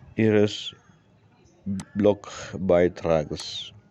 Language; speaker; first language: German; non-native, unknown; Indonesian